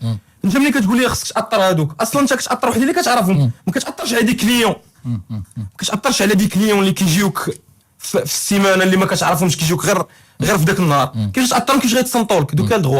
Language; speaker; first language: Arabic; native; Arabic